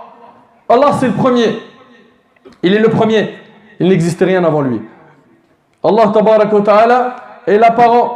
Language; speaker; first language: French; native; French